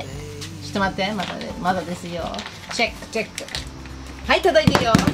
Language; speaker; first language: Japanese; early bilingual, heritage; Japanese